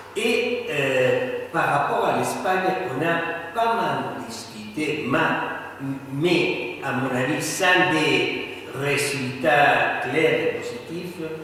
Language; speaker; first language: French; non-native, fluent; Spanish